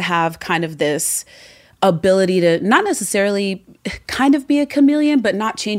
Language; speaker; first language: English; native; English